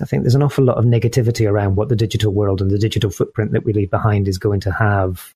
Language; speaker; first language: English; native; English